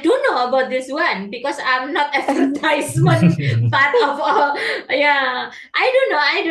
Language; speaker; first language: English; non-native, fluent; Indonesian